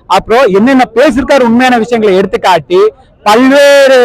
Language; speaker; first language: Tamil; non-native, local second language; Telugu